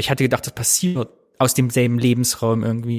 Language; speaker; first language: German; native; German